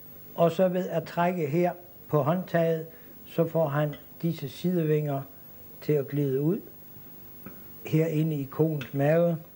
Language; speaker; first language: Danish; native; Danish